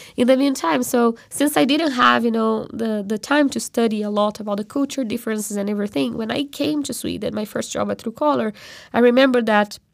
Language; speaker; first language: English; non-native, fluent; Portuguese